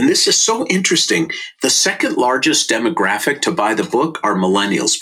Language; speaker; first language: English; native; English